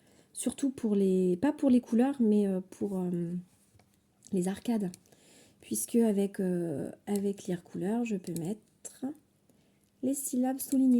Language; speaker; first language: French; native; French